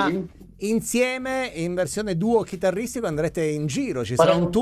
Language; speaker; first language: Italian; native; Italian